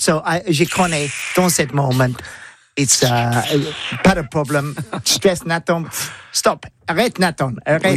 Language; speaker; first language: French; non-native, learner; English